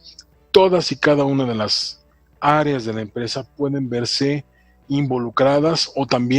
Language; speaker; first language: Spanish; native; Spanish